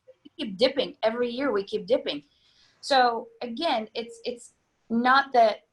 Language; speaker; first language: English; non-native, fluent; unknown